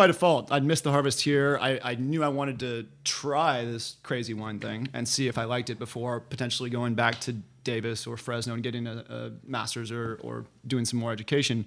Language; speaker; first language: English; native; English